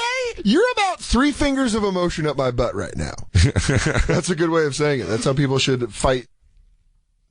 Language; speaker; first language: English; native; English